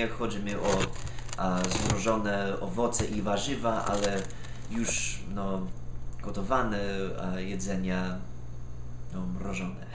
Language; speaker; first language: Polish; non-native, fluent; English